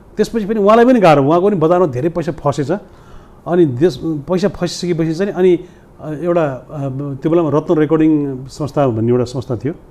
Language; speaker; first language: Nepali; non-native, local second language; Newari